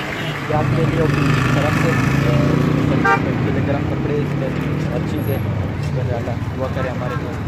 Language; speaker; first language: Hindi; non-native, local second language; Pashto